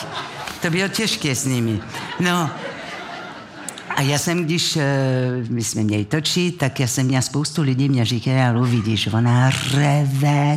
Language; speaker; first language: Czech; non-native, fluent; French